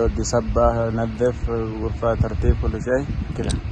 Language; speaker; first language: Arabic; non-native, learner; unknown